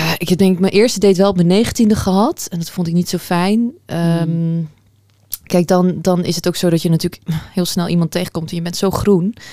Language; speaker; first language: Dutch; early bilingual, other home language; Persian